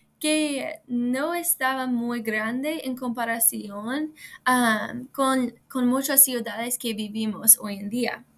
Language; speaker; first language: Spanish; non-native, learner; English